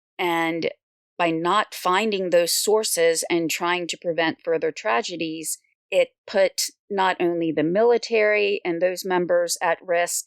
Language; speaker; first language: English; native; English